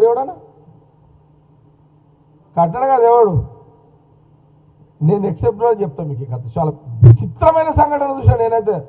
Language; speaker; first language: Telugu; native; Telugu